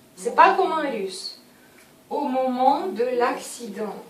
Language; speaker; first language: French; non-native, fluent; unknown